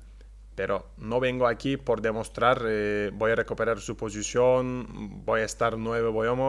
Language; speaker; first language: Spanish; non-native, learner; Turkish